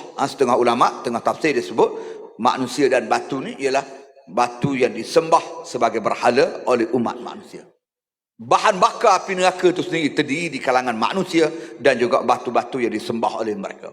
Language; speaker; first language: Malay; native; Malay